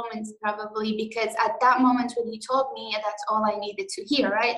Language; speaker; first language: English; non-native, fluent; Arabic